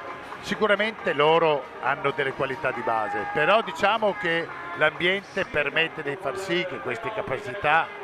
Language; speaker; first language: Italian; native; Italian